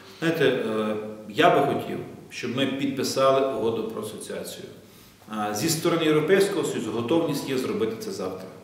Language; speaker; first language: Ukrainian; native; Ukrainian